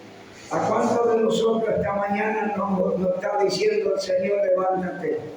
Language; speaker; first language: Spanish; native; Spanish